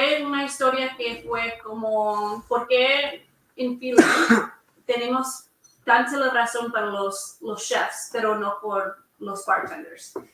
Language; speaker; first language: Spanish; early bilingual, heritage; English